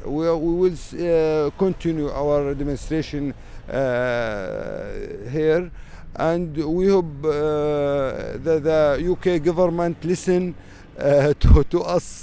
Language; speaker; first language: English; non-native, learner; Arabic